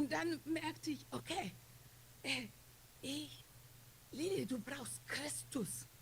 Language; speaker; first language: German; non-native, fluent; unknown